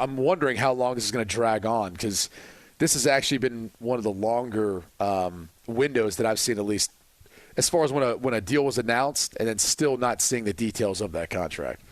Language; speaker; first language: English; native; English